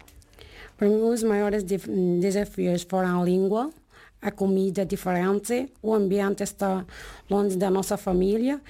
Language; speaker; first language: Portuguese; non-native, learner; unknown